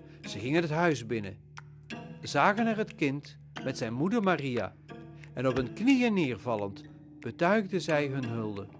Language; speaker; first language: Dutch; native; Dutch